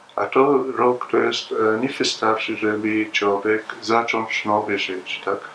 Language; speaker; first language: Polish; non-native, learner; Arabic